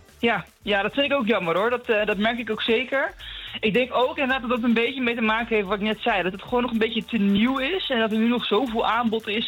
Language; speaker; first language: Dutch; native; Dutch